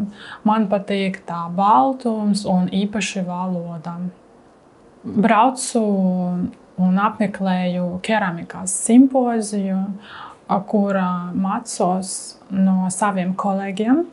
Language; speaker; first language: Latvian; non-native, learner; Russian